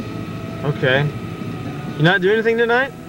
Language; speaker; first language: English; native; English